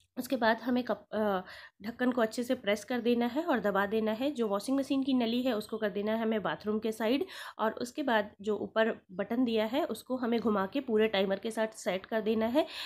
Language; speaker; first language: Hindi; native; Hindi